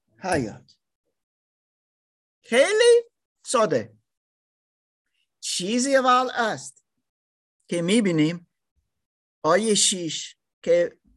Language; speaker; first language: Persian; non-native, learner; German